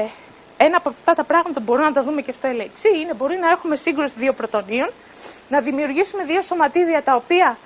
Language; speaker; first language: Greek; native; Greek